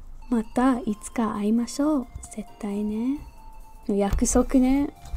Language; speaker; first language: Japanese; non-native, fluent; English